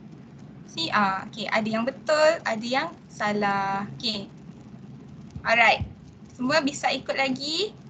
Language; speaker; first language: Malay; native; Malay